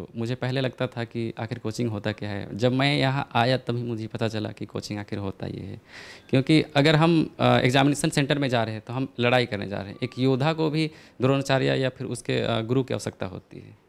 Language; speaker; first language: Hindi; native; Hindi